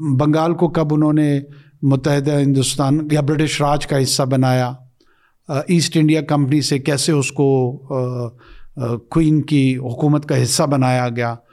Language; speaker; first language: Urdu; non-native, local second language; Pashto